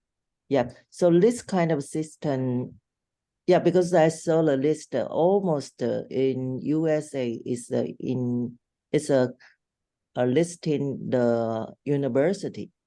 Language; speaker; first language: English; non-native, learner; Chinese